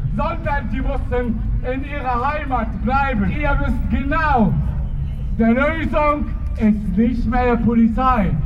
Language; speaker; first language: German; non-native, learner; Arabic